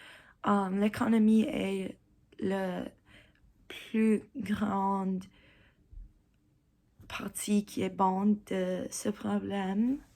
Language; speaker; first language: French; non-native, learner; English